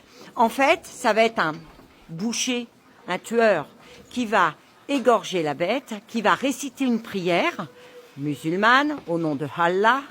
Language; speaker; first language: French; native; French